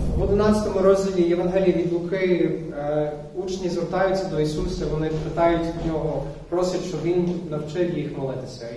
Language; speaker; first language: Ukrainian; non-native, fluent; English